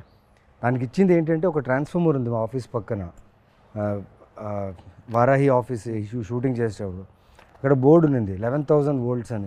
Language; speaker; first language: Telugu; native; Telugu